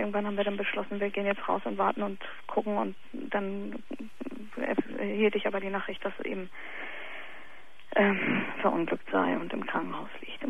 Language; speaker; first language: German; native; German